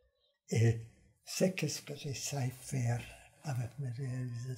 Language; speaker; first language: French; non-native, fluent; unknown